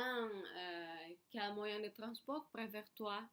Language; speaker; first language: French; non-native, learner; Indonesian